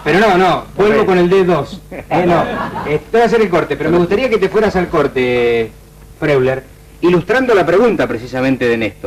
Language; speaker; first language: Spanish; native; Spanish